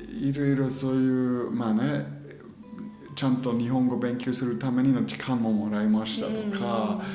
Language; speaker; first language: Japanese; non-native, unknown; German